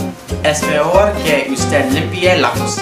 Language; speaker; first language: Spanish; non-native, learner; English